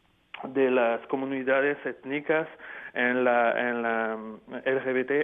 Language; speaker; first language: Spanish; non-native, fluent; French